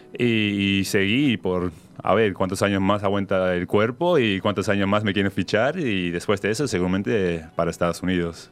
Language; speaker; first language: Spanish; early bilingual, heritage; Spanish